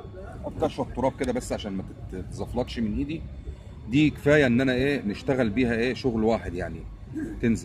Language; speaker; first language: Arabic; native; Arabic